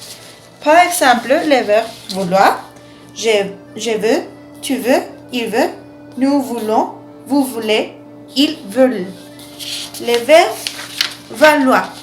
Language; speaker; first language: French; non-native, learner; Spanish